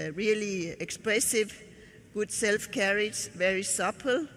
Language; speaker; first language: English; non-native, fluent; Danish